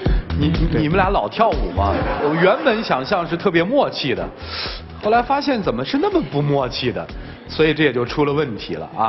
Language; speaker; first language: Chinese; native; Chinese